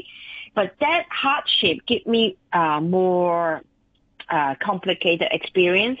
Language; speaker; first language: English; non-native, local second language; Cantonese